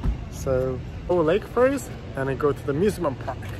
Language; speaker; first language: English; non-native, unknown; Korean